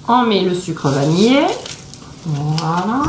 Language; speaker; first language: French; native; French